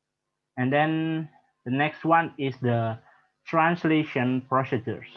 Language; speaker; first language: English; non-native, learner; Indonesian